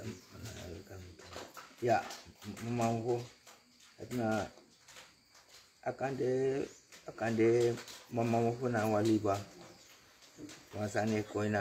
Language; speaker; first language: Dutch; non-native, local second language; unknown